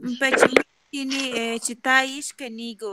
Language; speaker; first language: Russian; non-native, learner; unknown